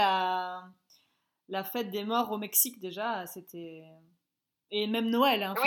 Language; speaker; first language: French; native; French